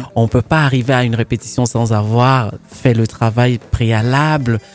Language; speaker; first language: French; non-native, local second language; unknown